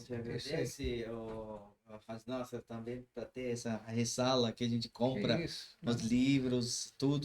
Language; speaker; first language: Portuguese; non-native, learner; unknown